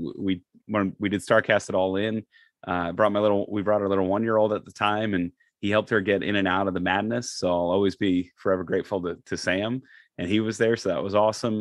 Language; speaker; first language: English; native; English